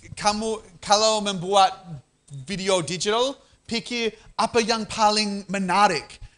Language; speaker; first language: Indonesian; non-native, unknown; English